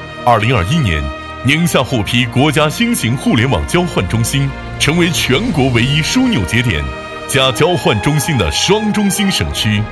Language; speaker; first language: Chinese; native; Chinese